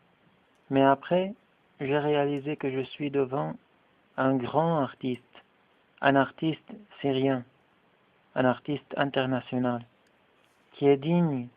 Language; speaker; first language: French; non-native, fluent; Arabic